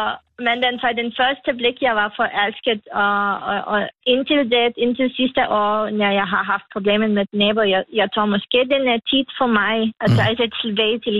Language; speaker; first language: Danish; non-native, learner; Lithuanian